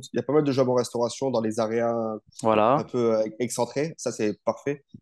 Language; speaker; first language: French; native; French